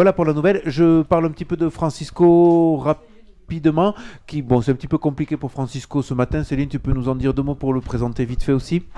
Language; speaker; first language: French; native; French